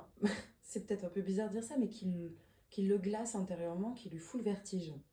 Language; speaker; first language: French; native; French